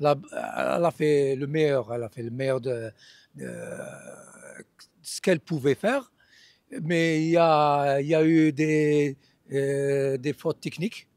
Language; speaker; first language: French; non-native, local second language; Arabic